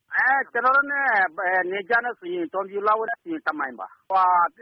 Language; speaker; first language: Burmese; non-native, local second language; Rohingya